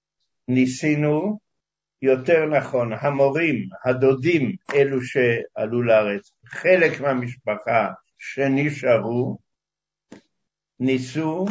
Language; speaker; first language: Hebrew; early bilingual, other home language; Hungarian